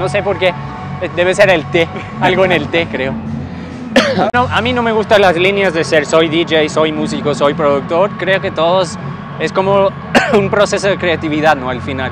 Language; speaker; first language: Spanish; non-native, fluent; English